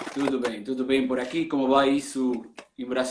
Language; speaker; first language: Portuguese; non-native, learner; Spanish